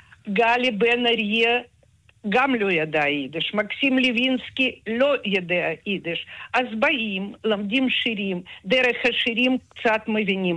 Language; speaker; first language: Hebrew; non-native, fluent; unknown